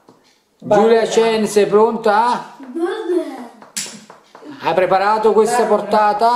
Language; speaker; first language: Italian; native; Italian